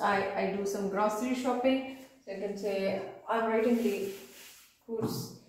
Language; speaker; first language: English; non-native, local second language; Punjabi